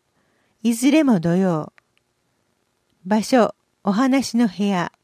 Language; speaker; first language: Japanese; native; Japanese